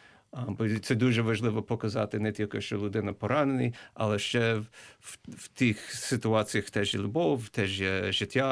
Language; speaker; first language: Ukrainian; early bilingual, heritage; English